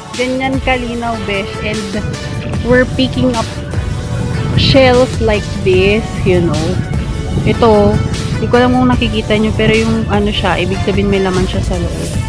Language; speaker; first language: Filipino; non-native, local second language; Pangasinan